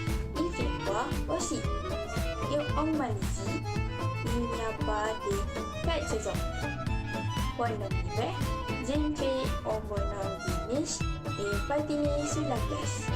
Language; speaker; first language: French; non-native, learner; Malay